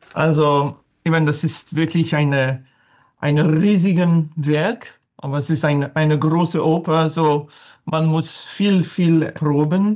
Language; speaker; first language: German; non-native, learner; French